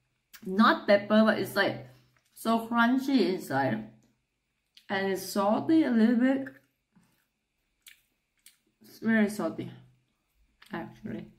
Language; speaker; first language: English; non-native, learner; Thai